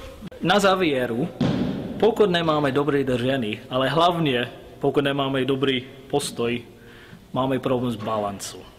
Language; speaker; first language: Czech; non-native, learner; English